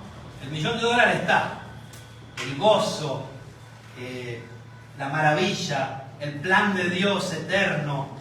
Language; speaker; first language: Spanish; native; Spanish